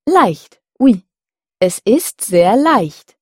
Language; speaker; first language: German; non-native, fluent; French